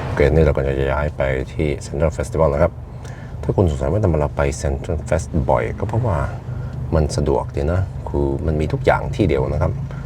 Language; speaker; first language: Thai; non-native, fluent; Norwegian